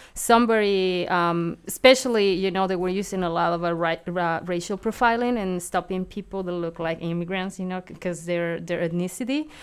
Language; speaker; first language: English; non-native, fluent; Spanish